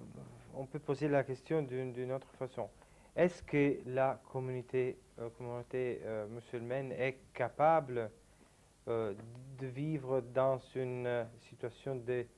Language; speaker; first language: French; non-native, fluent; Italian